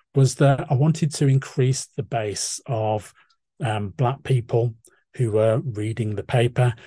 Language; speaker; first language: English; native; English